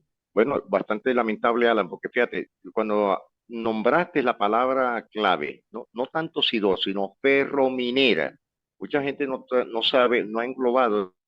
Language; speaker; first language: Spanish; native; Spanish